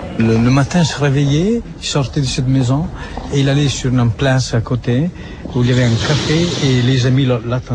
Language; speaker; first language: French; non-native, fluent; Italian